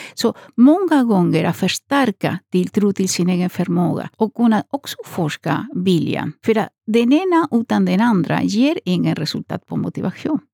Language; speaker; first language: Swedish; non-native, fluent; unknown